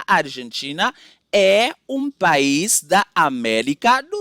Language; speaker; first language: Portuguese; non-native, fluent; Haitian Creole